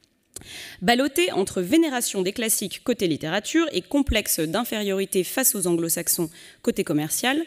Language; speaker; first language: French; native; French